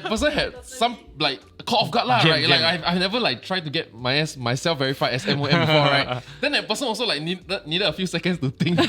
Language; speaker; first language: English; native; English